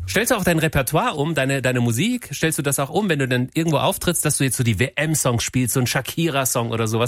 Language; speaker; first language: German; native; German